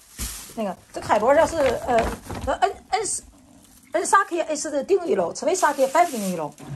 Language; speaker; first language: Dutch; non-native, learner; Chinese